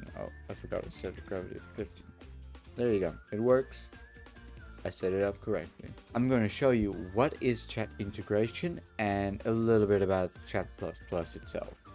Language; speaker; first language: English; native; English